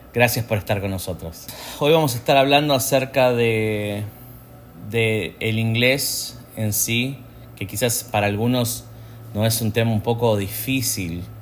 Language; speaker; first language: Spanish; native; Spanish